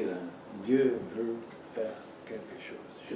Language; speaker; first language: French; non-native, fluent; English